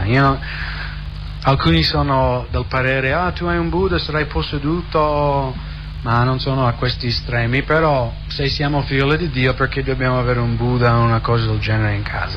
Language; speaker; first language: Italian; non-native, fluent; English